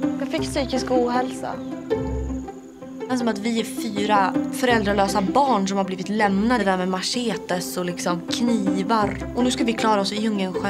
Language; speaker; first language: Swedish; native; Swedish